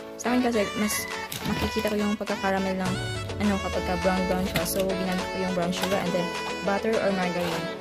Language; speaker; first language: Filipino; non-native, local second language; Cebuano